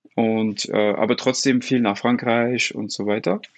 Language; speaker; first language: German; non-native, fluent; French